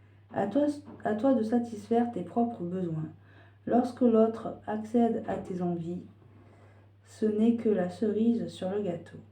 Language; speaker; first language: French; native; French